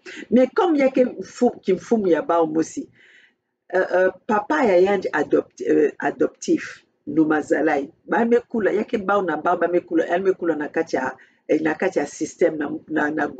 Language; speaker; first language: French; non-native, local second language; Kongo